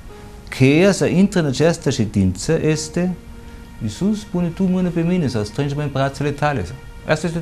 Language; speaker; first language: Romanian; non-native, fluent; German